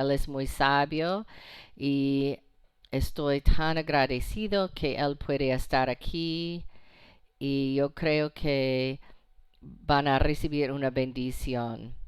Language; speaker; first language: Spanish; non-native, fluent; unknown